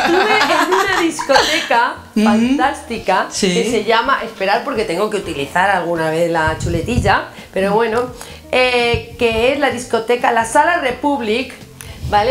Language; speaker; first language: Spanish; native; Spanish